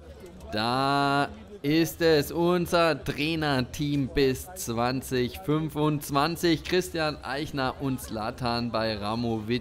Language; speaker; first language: German; native; German